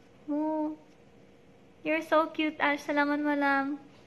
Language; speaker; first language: English; non-native, local second language; Filipino